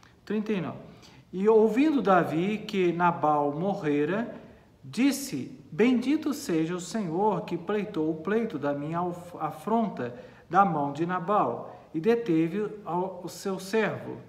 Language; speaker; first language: Portuguese; native; Portuguese